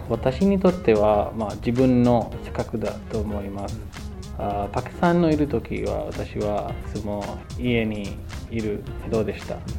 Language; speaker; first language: Japanese; non-native, learner; Urdu